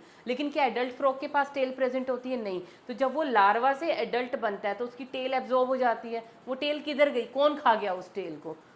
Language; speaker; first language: Hindi; native; Hindi